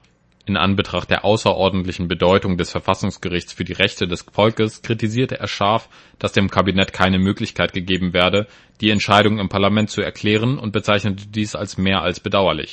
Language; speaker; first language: German; native; German